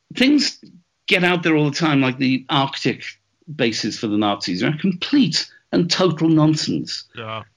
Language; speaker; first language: English; native; English